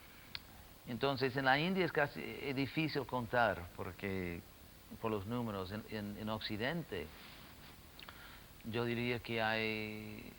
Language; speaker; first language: Spanish; non-native, fluent; English